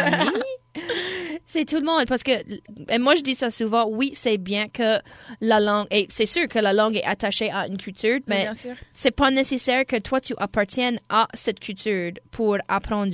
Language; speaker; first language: French; non-native, local second language; English